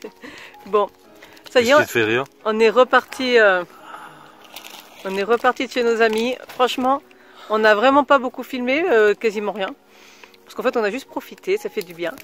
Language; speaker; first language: French; native; French